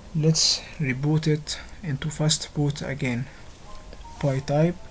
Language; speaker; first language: English; non-native, learner; Arabic